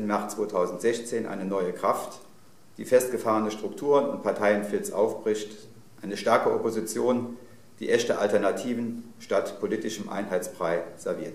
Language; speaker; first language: German; native; German